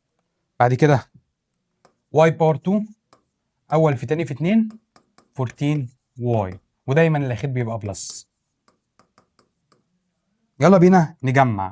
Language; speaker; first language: Arabic; native; Arabic